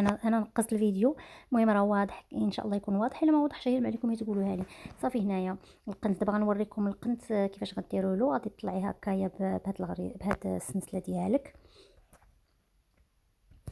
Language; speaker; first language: Arabic; native; Arabic